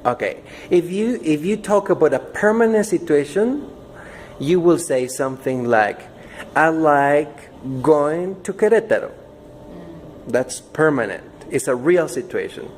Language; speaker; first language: English; non-native, fluent; Spanish